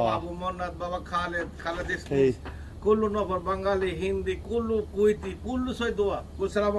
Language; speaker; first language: Arabic; non-native, learner; Bangla